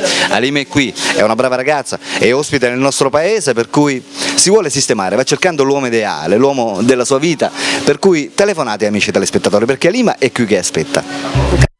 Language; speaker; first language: Italian; native; Italian